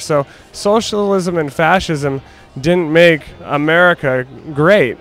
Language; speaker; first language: English; native; English